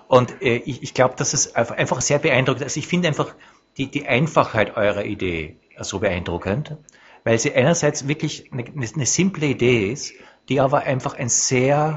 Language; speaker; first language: German; native; German